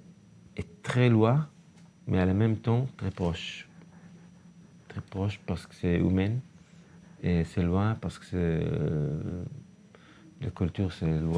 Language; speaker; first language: French; non-native, learner; Hebrew